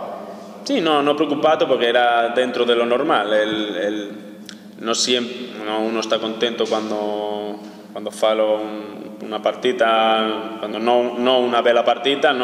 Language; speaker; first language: Italian; non-native, learner; Spanish